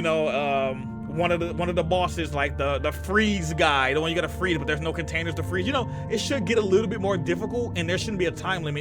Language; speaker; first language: English; native; English